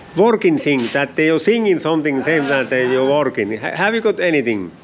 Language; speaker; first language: English; non-native, learner; Finnish